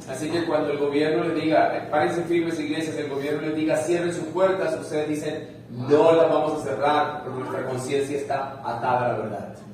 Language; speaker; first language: Spanish; native; Spanish